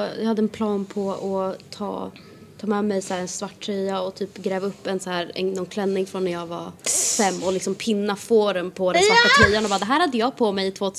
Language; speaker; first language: Swedish; native; Swedish